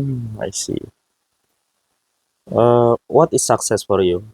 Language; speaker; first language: English; non-native, fluent; Indonesian